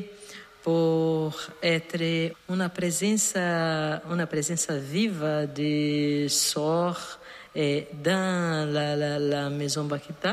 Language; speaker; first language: French; non-native, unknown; Portuguese